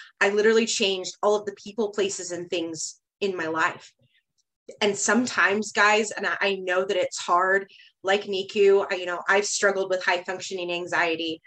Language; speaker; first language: English; native; English